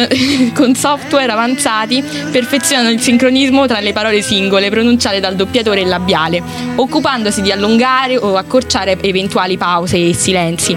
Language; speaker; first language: Italian; native; Italian